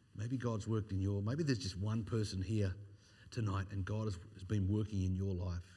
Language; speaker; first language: English; native; English